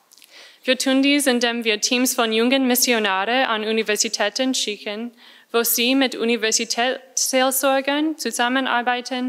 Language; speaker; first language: German; non-native, fluent; English